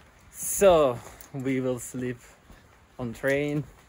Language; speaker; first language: English; non-native, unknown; Turkish